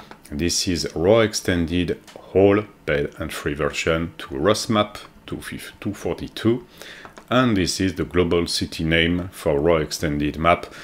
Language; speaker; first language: English; non-native, fluent; French